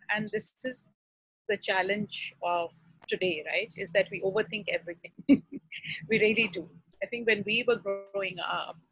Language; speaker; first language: English; non-native, local second language; Urdu